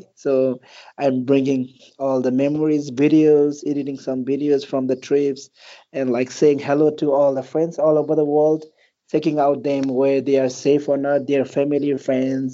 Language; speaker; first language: English; non-native, local second language; Nepali